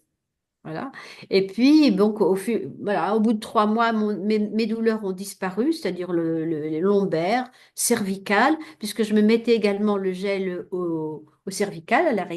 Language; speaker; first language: French; native; French